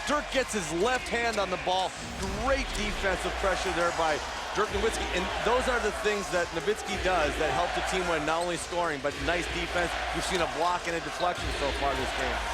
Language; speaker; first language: English; native; English